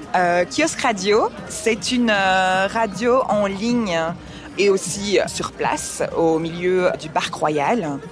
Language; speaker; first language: French; native; French